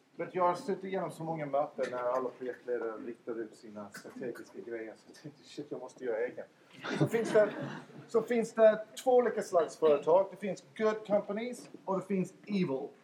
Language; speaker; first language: Swedish; non-native, fluent; English